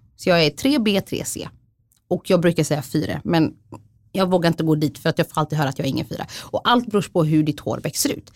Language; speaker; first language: Swedish; early bilingual, other home language; Somali